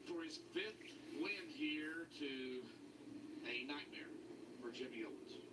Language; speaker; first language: English; native; English